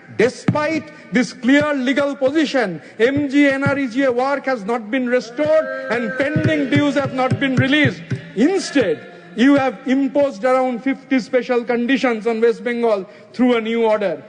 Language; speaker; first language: English; non-native, local second language; Bangla